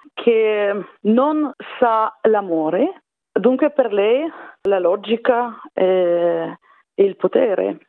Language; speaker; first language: Italian; non-native, fluent; Russian